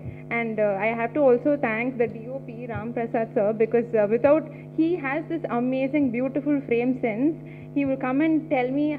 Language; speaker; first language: Telugu; non-native, learner; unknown